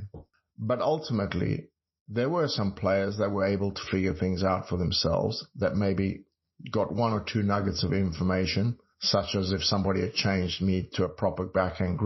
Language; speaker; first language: English; native; English